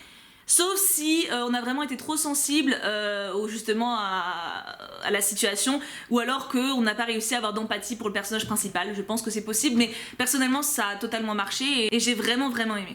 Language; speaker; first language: French; native; French